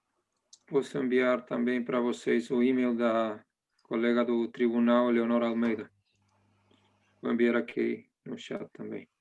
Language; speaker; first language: Portuguese; non-native, fluent; Spanish